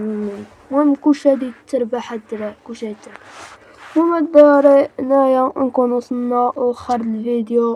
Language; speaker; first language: Arabic; native; Arabic